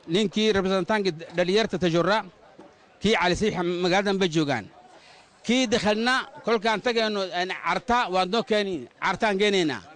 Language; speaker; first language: Somali; non-native, local second language; Afar